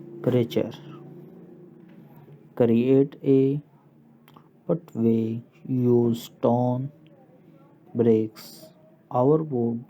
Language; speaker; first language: English; non-native, local second language; Urdu